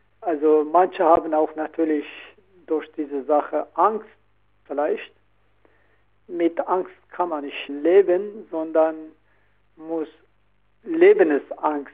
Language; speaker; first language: German; non-native, learner; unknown